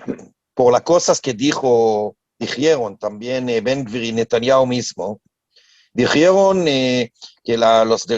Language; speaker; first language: Spanish; non-native, learner; Hebrew